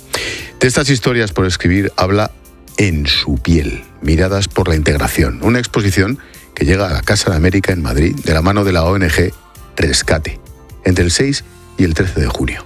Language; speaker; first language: Spanish; native; Spanish